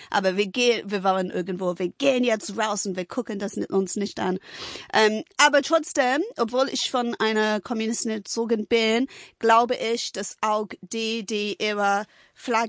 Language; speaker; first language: German; non-native, fluent; English